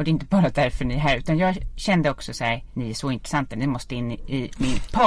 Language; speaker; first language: Swedish; native; Swedish